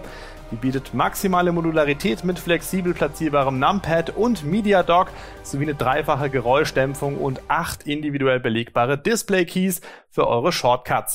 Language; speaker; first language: German; native; German